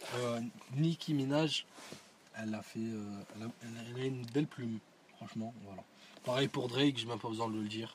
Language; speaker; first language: French; early bilingual, other home language; Arabic